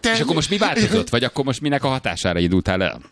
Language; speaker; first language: Hungarian; native; Hungarian